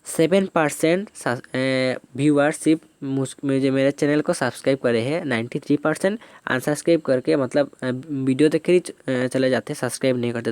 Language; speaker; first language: Hindi; non-native, local second language; Bangla